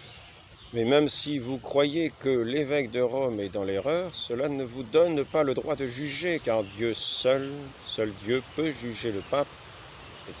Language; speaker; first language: French; native; French